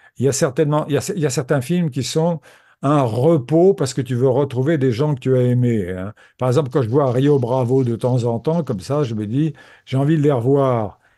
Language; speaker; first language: French; native; French